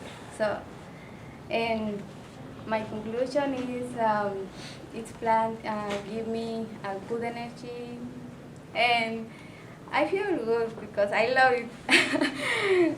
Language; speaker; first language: English; non-native, learner; Spanish